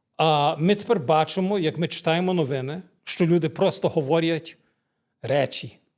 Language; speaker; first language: Ukrainian; early bilingual, heritage; Ukrainian